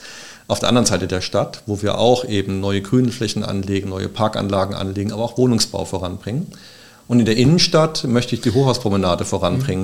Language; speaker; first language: German; native; German